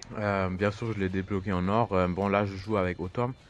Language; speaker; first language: French; non-native, fluent; German